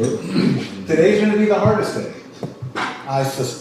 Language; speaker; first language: English; native; English